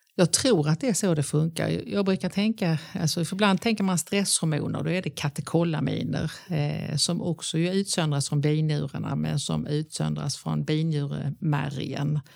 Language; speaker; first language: Swedish; native; Swedish